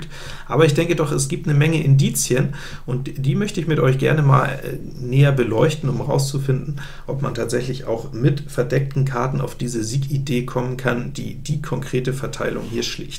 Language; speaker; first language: German; native; German